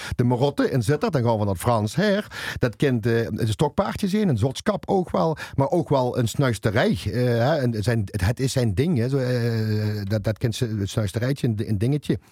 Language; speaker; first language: Dutch; native; Dutch